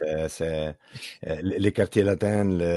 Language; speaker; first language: French; non-native, learner; Italian